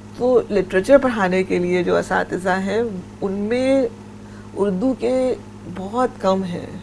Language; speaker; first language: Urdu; native; Urdu